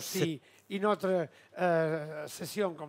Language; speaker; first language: French; non-native, fluent; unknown